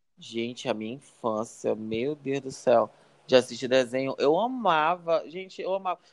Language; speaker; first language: Portuguese; native; Portuguese